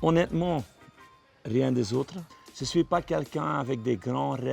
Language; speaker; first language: French; non-native, local second language; Dutch